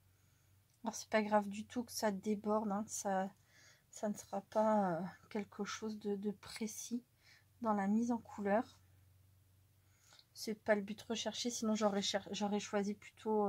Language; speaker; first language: French; native; French